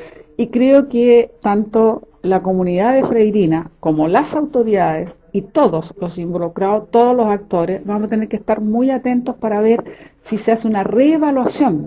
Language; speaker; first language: Spanish; native; Spanish